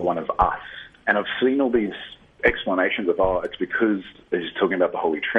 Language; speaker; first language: English; native; English